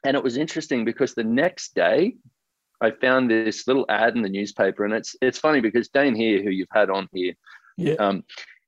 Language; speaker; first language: English; native; English